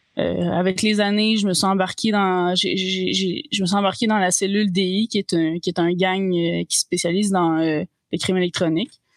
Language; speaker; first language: French; native; French